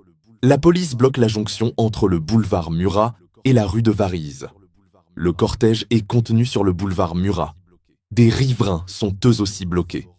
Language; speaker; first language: French; native; French